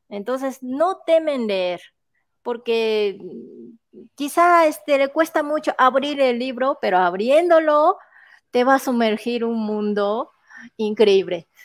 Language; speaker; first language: Spanish; non-native, fluent; Japanese